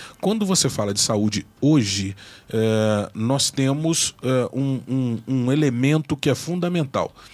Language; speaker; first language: Portuguese; native; Portuguese